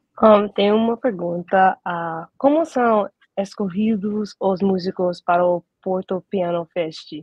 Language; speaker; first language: Portuguese; early bilingual, heritage; Portuguese